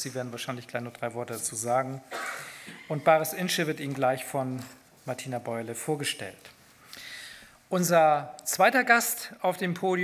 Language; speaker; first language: German; native; German